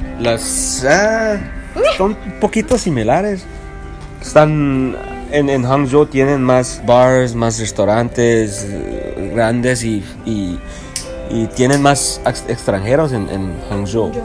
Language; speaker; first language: Spanish; early bilingual, heritage; Spanish